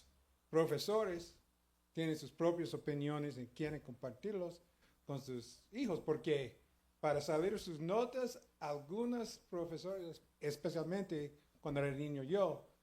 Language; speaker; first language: Spanish; early bilingual, heritage; Spanish